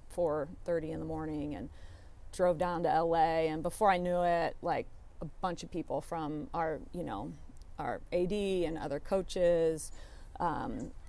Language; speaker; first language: English; native; English